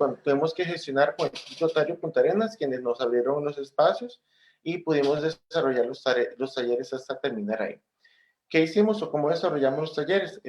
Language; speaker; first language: Spanish; native; Spanish